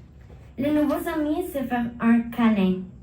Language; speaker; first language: French; non-native, learner; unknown